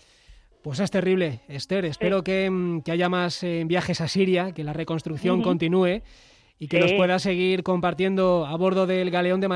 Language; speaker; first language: Spanish; native; Spanish